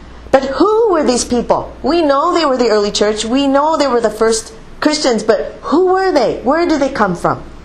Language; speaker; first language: English; native; English